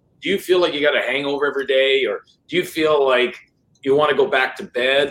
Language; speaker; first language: English; non-native, fluent; French